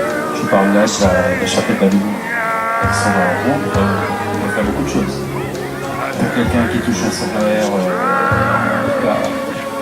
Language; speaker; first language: French; native; French